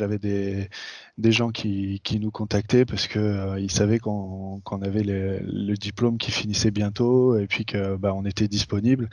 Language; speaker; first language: French; native; French